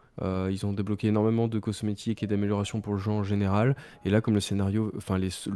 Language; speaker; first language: French; native; French